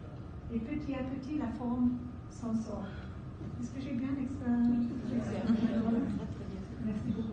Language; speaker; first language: French; non-native, fluent; English